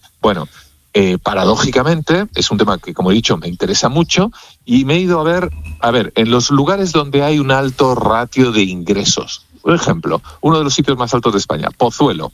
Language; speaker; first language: Spanish; native; Spanish